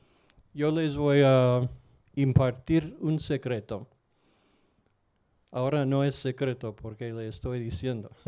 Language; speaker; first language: Spanish; non-native, fluent; English